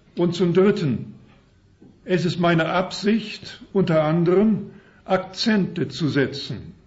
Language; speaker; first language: German; early bilingual, heritage; German